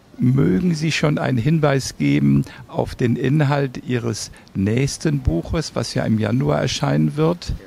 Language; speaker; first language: German; native; German